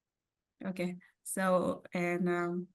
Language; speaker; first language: English; non-native, learner; Vietnamese